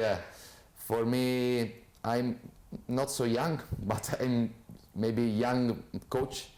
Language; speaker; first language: English; non-native, fluent; Italian